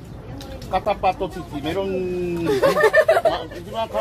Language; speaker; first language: Filipino; non-native, learner; Korean